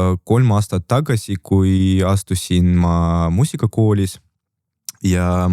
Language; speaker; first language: Estonian; non-native, local second language; Russian